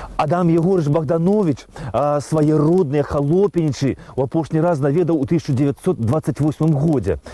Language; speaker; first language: Belarusian; native; Belarusian